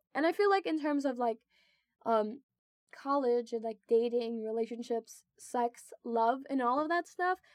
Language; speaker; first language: English; non-native, local second language; Filipino